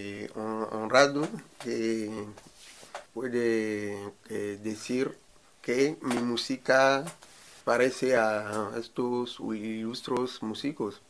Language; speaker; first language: Spanish; non-native, learner; Ewe